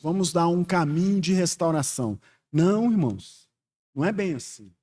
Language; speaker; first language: Portuguese; native; Portuguese